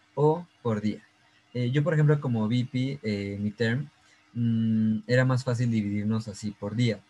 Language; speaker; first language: Spanish; native; Spanish